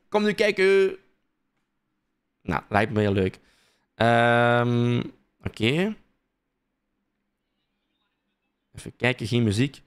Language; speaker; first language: Dutch; native; Dutch